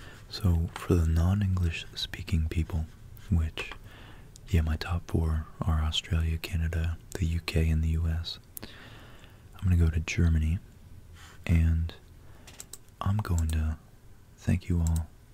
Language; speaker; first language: English; native; English